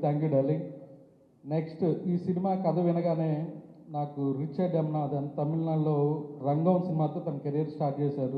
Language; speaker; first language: Telugu; native; Telugu